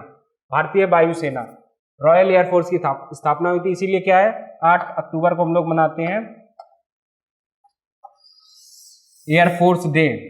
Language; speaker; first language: Hindi; native; Hindi